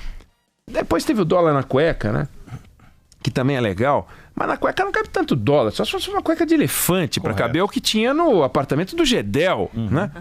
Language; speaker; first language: Portuguese; native; Portuguese